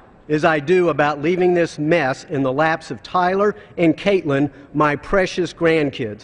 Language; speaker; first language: English; native; English